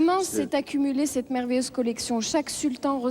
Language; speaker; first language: French; native; French